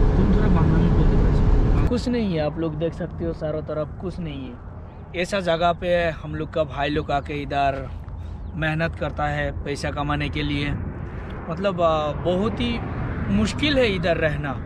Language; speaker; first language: Hindi; non-native, local second language; Bangla